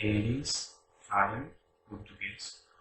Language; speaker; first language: Portuguese; non-native, learner; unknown